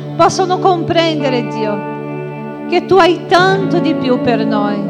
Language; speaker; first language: Italian; non-native, fluent; Portuguese